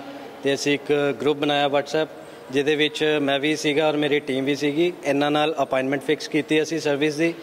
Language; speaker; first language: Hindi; non-native, local second language; Punjabi